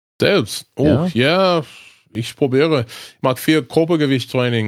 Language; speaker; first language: German; non-native, learner; English